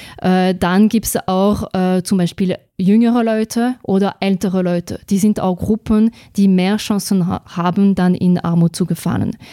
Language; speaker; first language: German; non-native, fluent; French